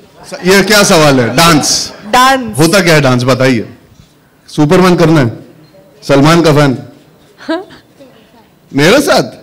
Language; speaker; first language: Hindi; native; Hindi